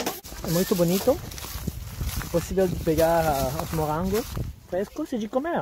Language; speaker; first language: Portuguese; non-native, learner; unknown